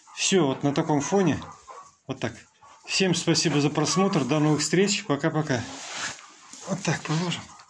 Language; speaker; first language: Russian; native; Russian